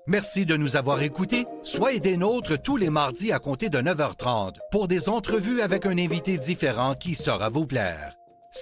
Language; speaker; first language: French; native; French